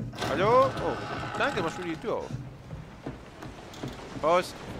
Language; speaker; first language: German; native; German